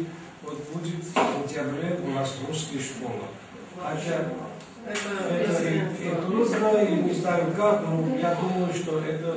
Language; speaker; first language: Russian; non-native, local second language; Armenian